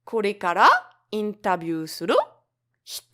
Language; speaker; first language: Japanese; non-native, learner; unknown